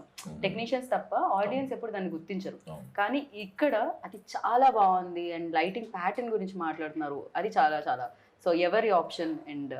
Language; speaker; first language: Telugu; native; Telugu